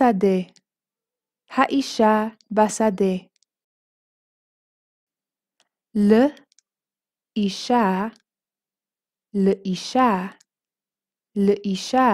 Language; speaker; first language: Hebrew; non-native, fluent; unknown